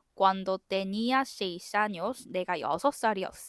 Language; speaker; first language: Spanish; non-native, fluent; Korean